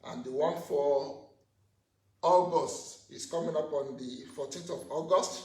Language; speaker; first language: English; non-native, local second language; Yoruba